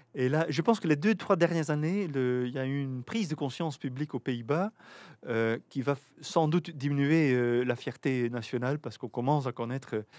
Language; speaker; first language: French; native; French